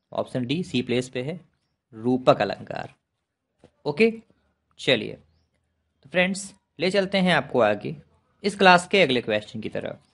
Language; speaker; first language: Hindi; native; Hindi